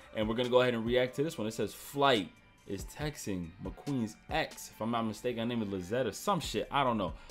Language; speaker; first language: English; native; English